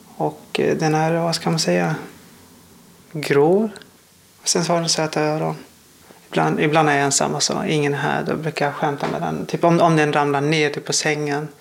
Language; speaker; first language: Swedish; non-native, fluent; Persian